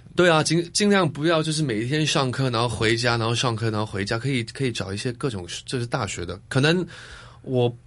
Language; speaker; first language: Chinese; non-native, fluent; Cantonese